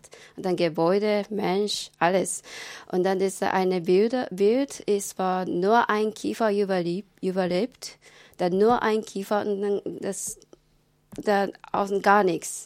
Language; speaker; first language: German; non-native, learner; Japanese